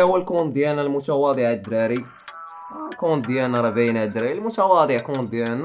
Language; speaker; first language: Arabic; native; Arabic